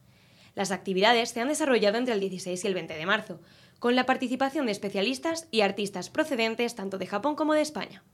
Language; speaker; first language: Spanish; native; Spanish